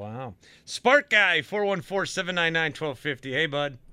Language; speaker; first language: English; native; English